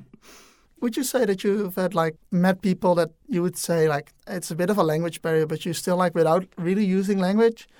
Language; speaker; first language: English; non-native, fluent; Dutch